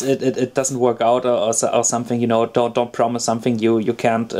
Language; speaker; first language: English; non-native, fluent; German